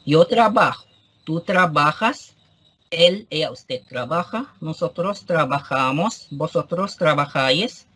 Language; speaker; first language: Spanish; non-native, fluent; Arabic